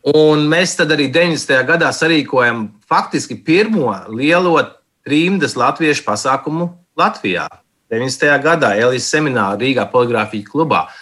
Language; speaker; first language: Latvian; early bilingual, heritage; Latvian